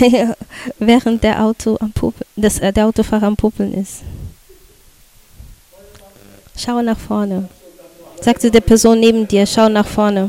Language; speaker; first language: German; non-native, fluent; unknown